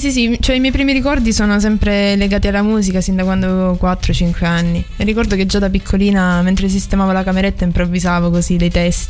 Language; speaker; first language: Italian; native; Italian